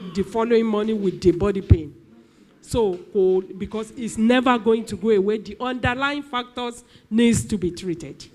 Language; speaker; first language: English; non-native, local second language; Yoruba